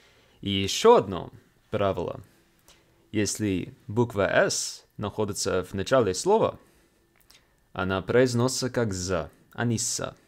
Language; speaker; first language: Russian; non-native, fluent; English